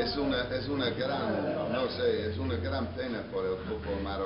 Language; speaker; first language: Spanish; non-native, fluent; English